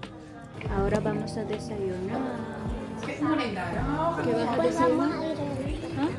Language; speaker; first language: Spanish; non-native, fluent; Filipino